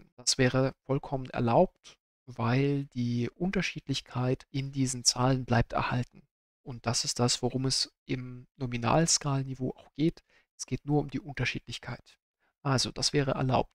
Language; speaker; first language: German; native; German